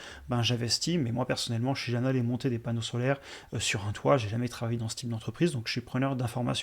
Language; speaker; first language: French; native; French